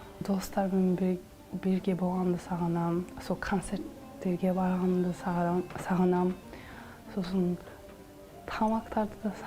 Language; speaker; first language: Kazakh; early bilingual, heritage; Kazakh